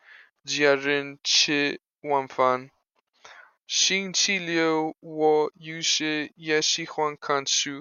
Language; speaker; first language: Chinese; non-native, learner; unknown